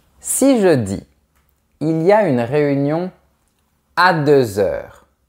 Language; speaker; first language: French; native; French